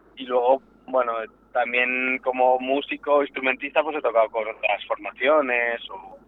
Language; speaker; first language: Spanish; native; Spanish